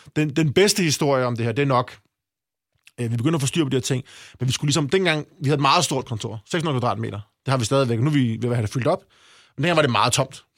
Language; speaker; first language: Danish; native; Danish